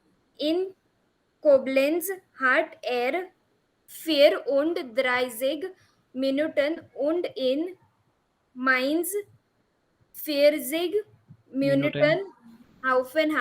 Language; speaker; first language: German; non-native, learner; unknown